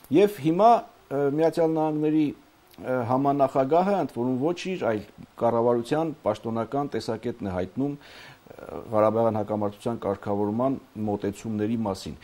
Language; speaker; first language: Armenian; native; Armenian